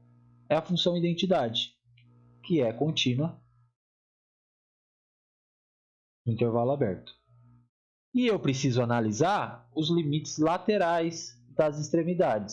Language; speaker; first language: Portuguese; native; Portuguese